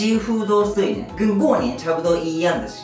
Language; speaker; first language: Chinese; non-native, learner; Japanese